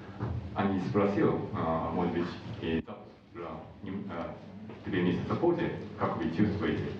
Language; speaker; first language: Russian; non-native, learner; Japanese